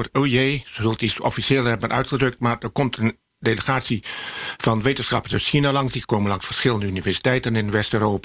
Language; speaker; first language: Dutch; native; Dutch